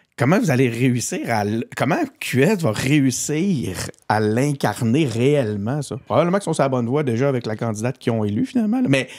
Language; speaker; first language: French; native; French